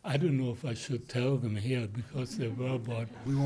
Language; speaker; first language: English; non-native, fluent; German